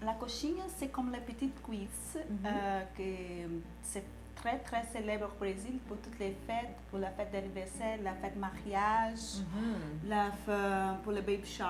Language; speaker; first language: French; non-native, learner; Portuguese